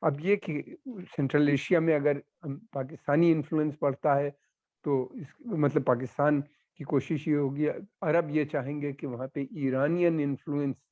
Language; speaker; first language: Hindi; native; Hindi